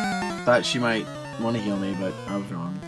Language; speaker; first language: English; native; English